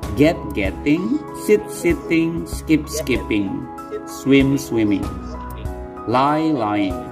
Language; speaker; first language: English; non-native, fluent; Indonesian